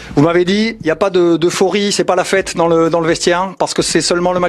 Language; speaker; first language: French; native; French